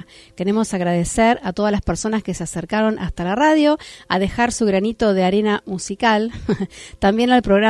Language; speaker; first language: Spanish; native; Spanish